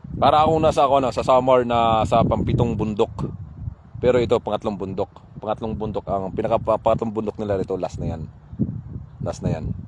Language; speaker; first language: Filipino; non-native, local second language; Waray